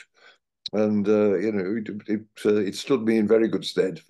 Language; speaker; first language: English; native; English